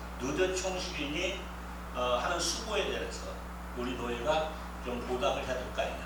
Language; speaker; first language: Korean; native; Korean